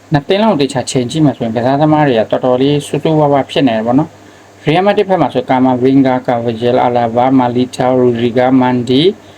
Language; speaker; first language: Burmese; native; Burmese